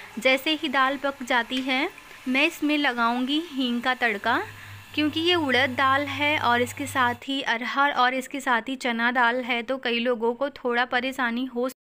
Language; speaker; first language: Hindi; native; Hindi